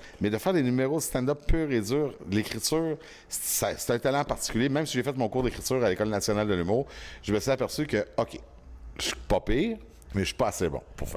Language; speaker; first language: French; native; French